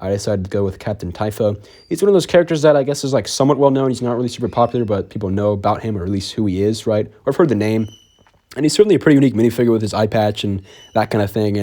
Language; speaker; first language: English; native; English